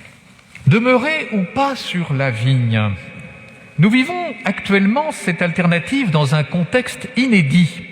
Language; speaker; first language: French; native; French